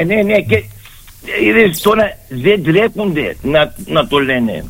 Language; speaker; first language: Greek; early bilingual, heritage; Greek